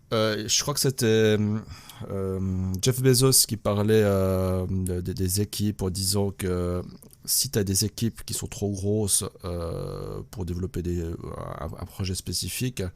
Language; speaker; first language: French; native; French